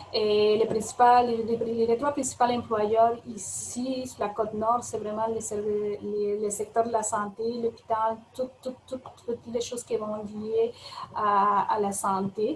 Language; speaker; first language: French; non-native, fluent; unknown